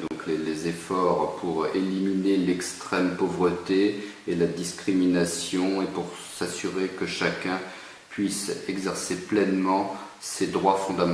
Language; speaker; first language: French; native; French